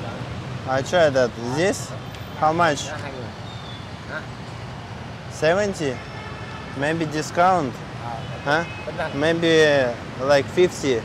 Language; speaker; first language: English; non-native, learner; Russian